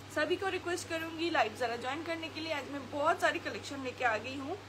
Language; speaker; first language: Hindi; non-native, local second language; Bangla